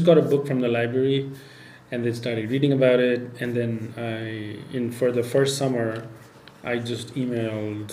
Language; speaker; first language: English; non-native, local second language; Nepali